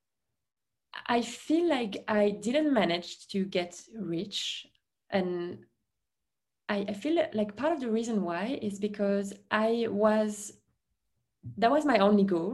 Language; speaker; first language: English; non-native, fluent; French